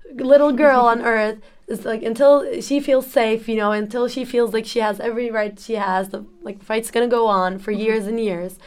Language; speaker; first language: English; non-native, fluent; Turkish